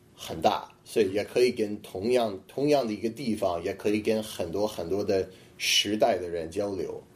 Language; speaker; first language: Chinese; non-native, fluent; English